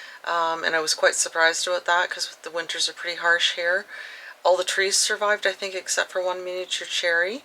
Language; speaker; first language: English; native; English